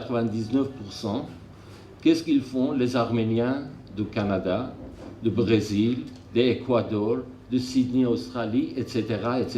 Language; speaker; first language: French; non-native, learner; Armenian